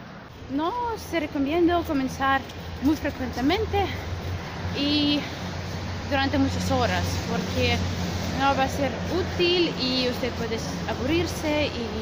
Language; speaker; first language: Spanish; non-native, fluent; Russian